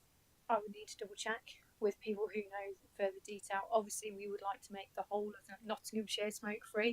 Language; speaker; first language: English; native; English